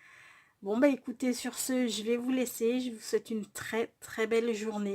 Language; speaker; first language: French; native; French